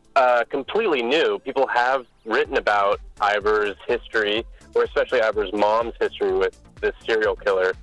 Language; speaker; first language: English; native; English